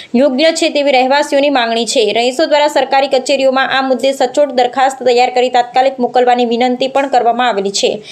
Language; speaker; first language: Gujarati; native; Gujarati